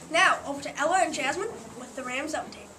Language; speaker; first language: English; native; English